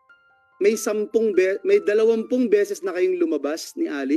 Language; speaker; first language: Filipino; native; Filipino